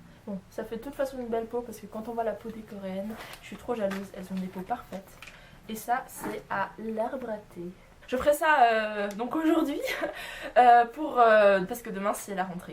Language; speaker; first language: French; native; French